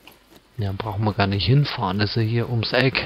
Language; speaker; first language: German; native; German